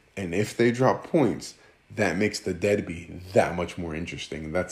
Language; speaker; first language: English; early bilingual, other home language; Greek